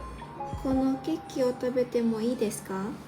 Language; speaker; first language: Japanese; non-native, learner; Malay